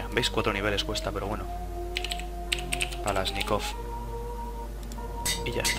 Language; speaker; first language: Spanish; native; Spanish